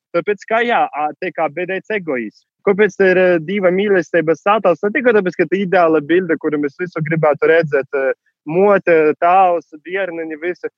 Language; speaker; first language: Latvian; non-native, fluent; Russian